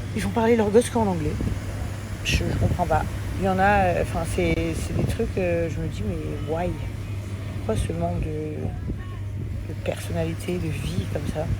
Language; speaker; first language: French; early bilingual, other home language; English